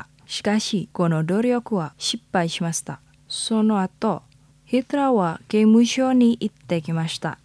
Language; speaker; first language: Japanese; non-native, fluent; Indonesian